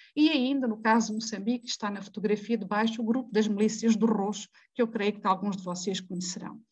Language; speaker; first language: Portuguese; native; Portuguese